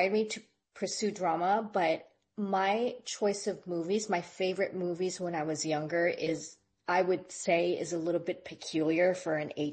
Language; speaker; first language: English; non-native, local second language; Filipino